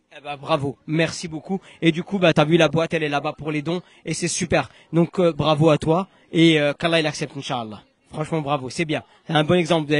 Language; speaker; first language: French; native; French